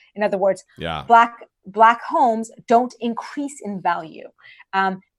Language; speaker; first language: English; early bilingual, other home language; Persian